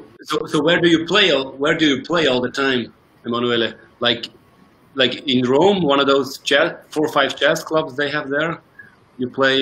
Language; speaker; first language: English; non-native, fluent; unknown